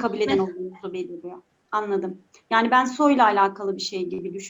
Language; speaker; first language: Turkish; native; Turkish